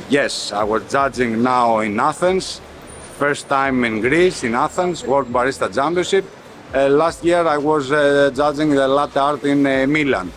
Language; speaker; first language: English; non-native, fluent; Greek